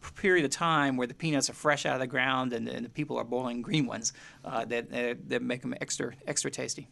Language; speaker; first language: English; native; English